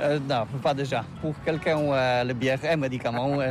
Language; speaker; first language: French; non-native, learner; Polish